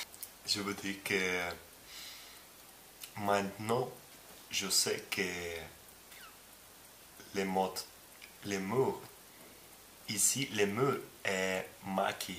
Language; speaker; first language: French; non-native, learner; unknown